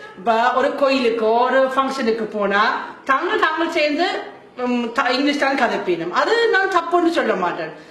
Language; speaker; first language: Tamil; non-native, fluent; German